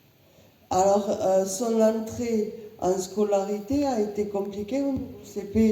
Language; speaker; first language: French; native; French